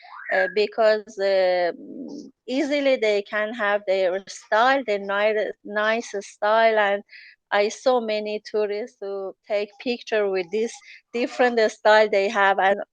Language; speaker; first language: English; non-native, learner; Persian